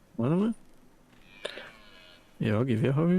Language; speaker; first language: German; native; German